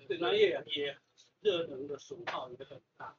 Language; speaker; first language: Chinese; native; Chinese